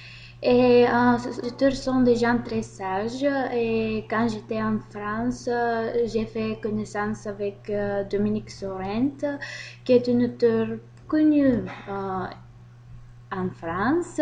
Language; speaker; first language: French; non-native, learner; Bulgarian